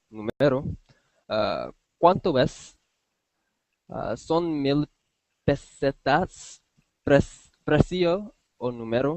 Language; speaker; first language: Spanish; non-native, learner; English